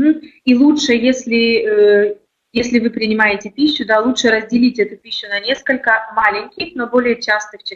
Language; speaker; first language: Polish; non-native, learner; Russian